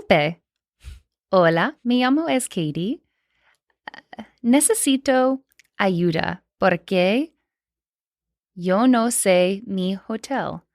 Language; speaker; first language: Spanish; non-native, learner; English